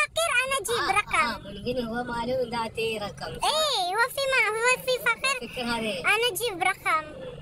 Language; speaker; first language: Arabic; non-native, learner; Filipino